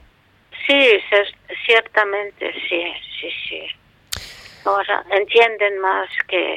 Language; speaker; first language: Spanish; non-native, fluent; Arabic